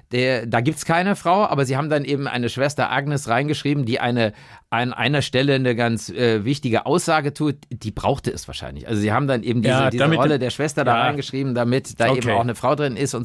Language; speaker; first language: German; native; German